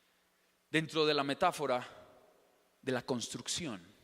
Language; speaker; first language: Spanish; native; Spanish